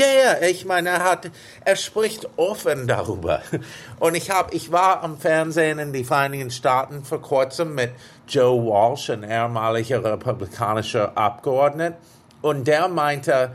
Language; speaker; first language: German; non-native, fluent; English